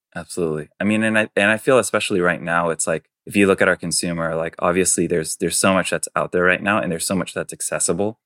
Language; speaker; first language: English; early bilingual, other home language; Chinese